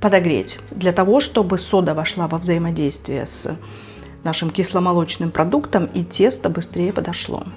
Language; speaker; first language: Russian; native; Russian